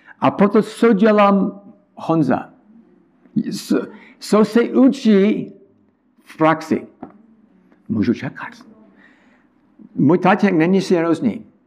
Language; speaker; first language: Czech; non-native, learner; English